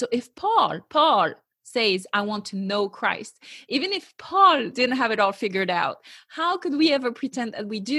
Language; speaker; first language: English; non-native, fluent; French